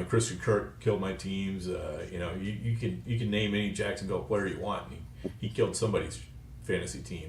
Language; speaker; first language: English; native; English